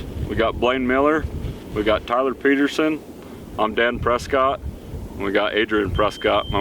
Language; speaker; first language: English; native; English